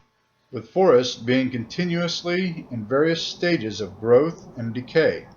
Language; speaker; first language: English; native; English